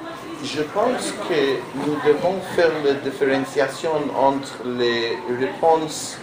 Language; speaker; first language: French; non-native, learner; Hebrew